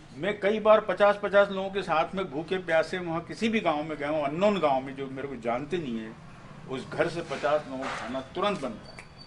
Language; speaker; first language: Hindi; native; Hindi